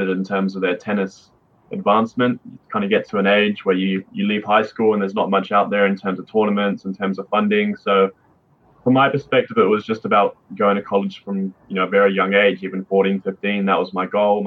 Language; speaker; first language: English; native; English